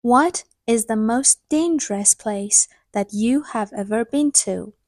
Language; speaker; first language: English; non-native, fluent; Persian